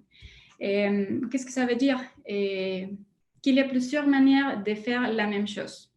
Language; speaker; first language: French; non-native, fluent; Spanish